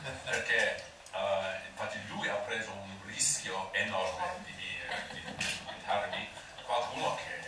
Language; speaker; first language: Italian; non-native, learner; English